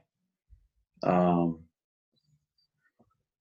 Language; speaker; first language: English; native; English